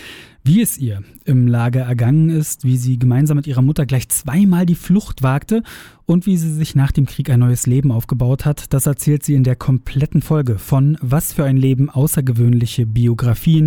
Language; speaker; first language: German; native; German